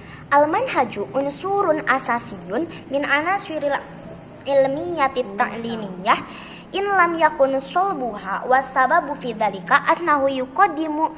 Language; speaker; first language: Arabic; non-native, learner; Indonesian